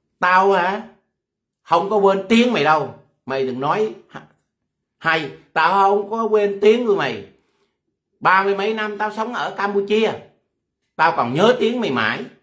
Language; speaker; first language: Vietnamese; non-native, local second language; Khmer